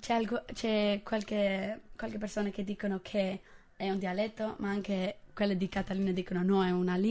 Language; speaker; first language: Italian; non-native, fluent; English